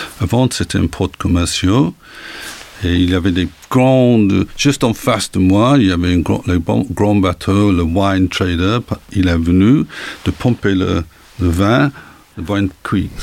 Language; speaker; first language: French; non-native, learner; English